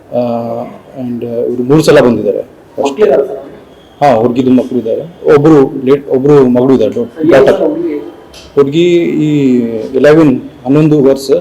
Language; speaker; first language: Kannada; non-native, local second language; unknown